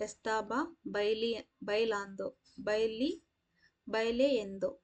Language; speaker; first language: Spanish; non-native, fluent; Telugu